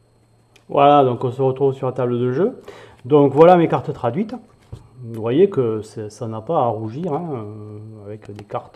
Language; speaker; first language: French; native; French